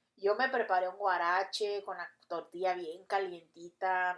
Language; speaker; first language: Spanish; early bilingual, heritage; Spanish